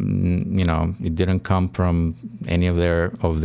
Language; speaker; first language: English; non-native, fluent; Albanian